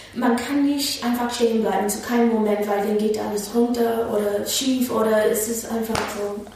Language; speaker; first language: German; non-native, fluent; English